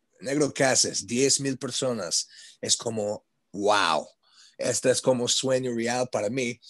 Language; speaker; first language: Spanish; non-native, learner; English